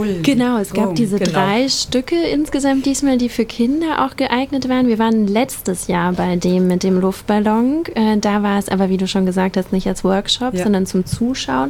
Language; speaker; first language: German; native; German